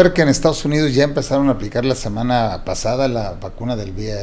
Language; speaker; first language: Spanish; native; Spanish